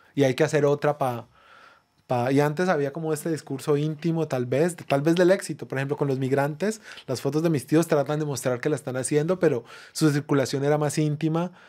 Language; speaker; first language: Spanish; native; Spanish